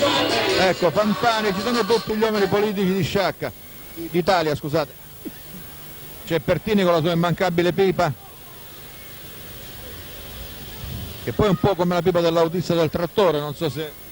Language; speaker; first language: Italian; native; Italian